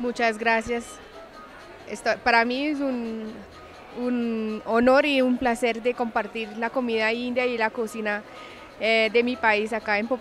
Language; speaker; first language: Spanish; non-native, fluent; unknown